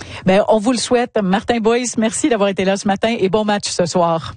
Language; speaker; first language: French; native; French